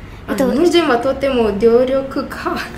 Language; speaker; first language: Japanese; non-native, learner; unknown